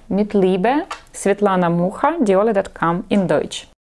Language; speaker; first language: German; non-native, learner; Russian